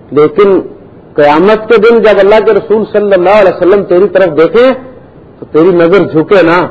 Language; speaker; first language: Urdu; native; Urdu